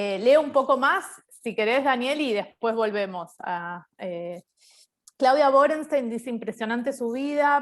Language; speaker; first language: Spanish; native; Spanish